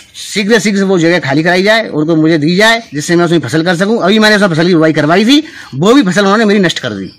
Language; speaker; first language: Hindi; native; Hindi